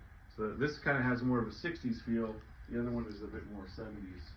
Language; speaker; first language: English; native; English